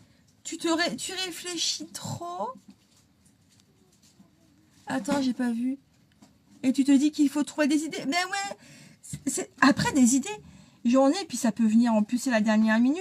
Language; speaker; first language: French; native; French